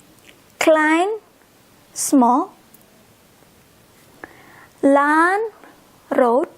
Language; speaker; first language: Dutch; non-native, fluent; Indonesian